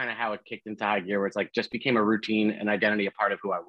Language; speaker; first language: English; native; English